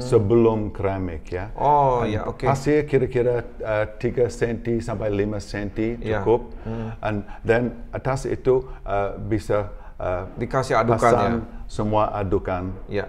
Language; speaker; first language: Indonesian; non-native, learner; English